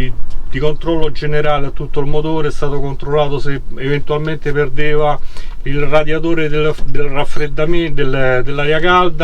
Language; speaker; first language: Italian; native; Italian